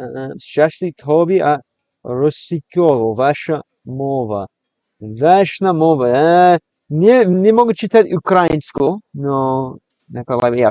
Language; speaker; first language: Russian; non-native, learner; English